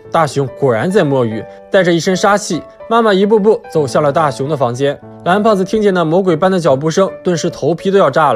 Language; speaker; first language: Chinese; native; Chinese